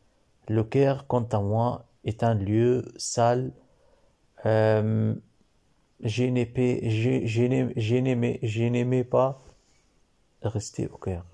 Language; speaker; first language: French; non-native, learner; Arabic